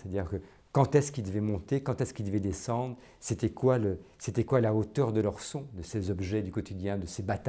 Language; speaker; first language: French; native; French